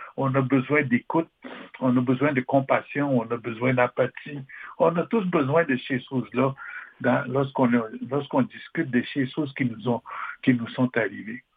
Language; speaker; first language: French; non-native, local second language; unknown